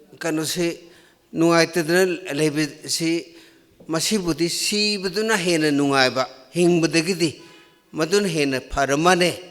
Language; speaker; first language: Manipuri; non-native, local second language; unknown